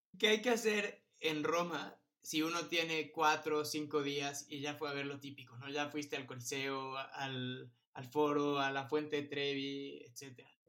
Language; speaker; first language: Spanish; native; Spanish